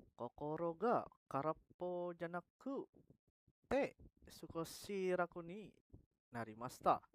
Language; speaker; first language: Japanese; non-native, learner; Indonesian